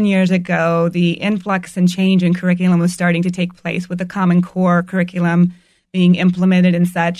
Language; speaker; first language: English; native; English